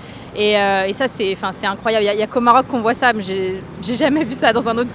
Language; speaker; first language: French; native; French